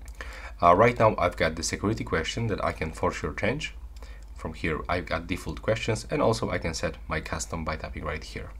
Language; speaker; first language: English; non-native, fluent; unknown